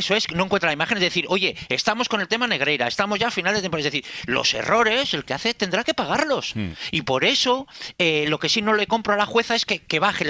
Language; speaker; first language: Spanish; native; Spanish